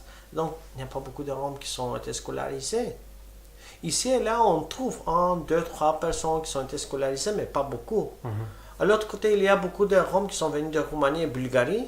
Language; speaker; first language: French; non-native, fluent; Romany